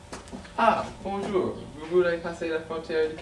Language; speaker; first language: French; non-native, learner; English